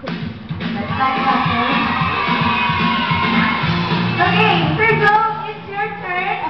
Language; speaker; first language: English; non-native, local second language; Filipino